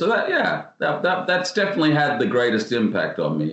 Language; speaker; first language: English; native; English